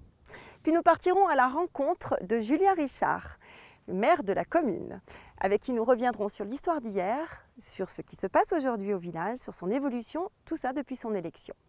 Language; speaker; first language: French; native; French